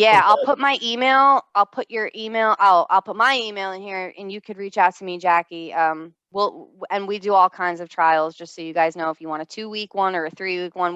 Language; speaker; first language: English; native; English